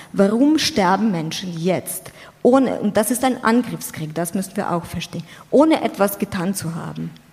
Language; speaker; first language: German; non-native, fluent; Ukrainian